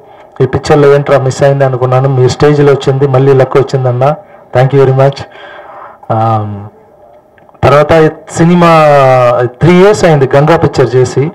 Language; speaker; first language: Telugu; non-native, local second language; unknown